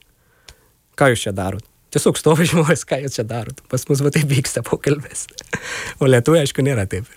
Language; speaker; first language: Lithuanian; non-native, fluent; Urdu